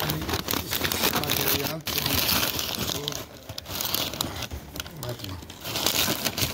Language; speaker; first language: German; non-native, learner; Italian